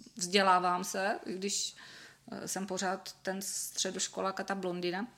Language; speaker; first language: Czech; native; Czech